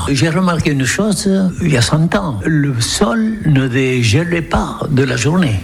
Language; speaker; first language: French; non-native, local second language; Occitan